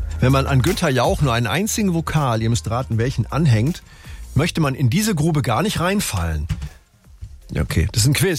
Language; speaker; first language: German; native; German